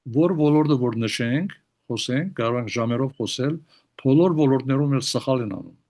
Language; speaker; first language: Armenian; early bilingual, heritage; Armenian